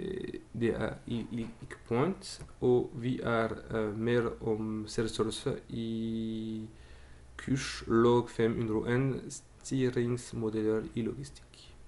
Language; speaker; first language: Norwegian; non-native, fluent; French